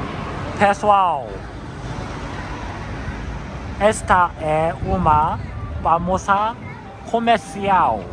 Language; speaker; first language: Portuguese; non-native, learner; Korean